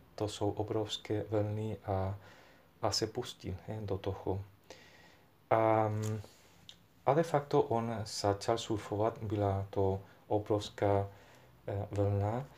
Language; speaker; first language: Czech; non-native, fluent; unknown